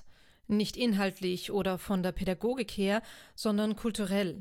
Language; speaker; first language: German; non-native, fluent; Portuguese